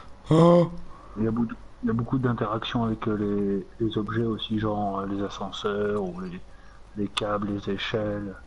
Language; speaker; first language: French; native; French